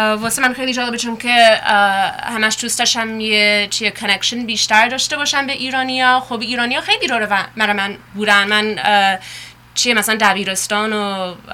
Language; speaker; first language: Persian; early bilingual, heritage; Persian